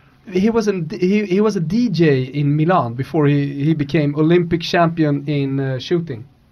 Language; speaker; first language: English; non-native, fluent; Swedish